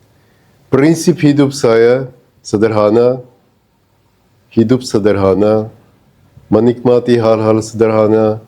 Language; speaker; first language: Indonesian; non-native, fluent; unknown